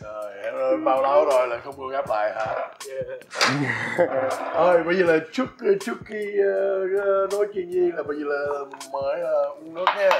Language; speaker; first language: Vietnamese; early bilingual, heritage; English